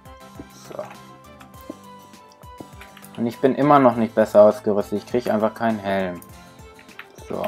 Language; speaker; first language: German; native; German